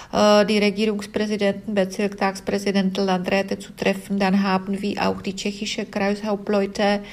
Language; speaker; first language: German; non-native, fluent; Czech